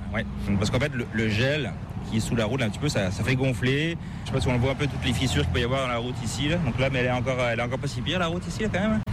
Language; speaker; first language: French; native; French